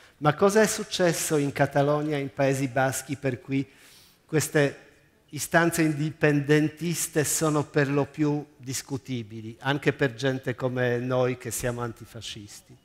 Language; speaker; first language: Italian; non-native, fluent; Polish